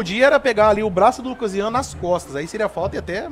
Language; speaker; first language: Portuguese; native; Portuguese